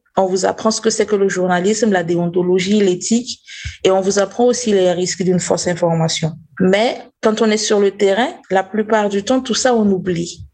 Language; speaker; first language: French; non-native, local second language; Mossi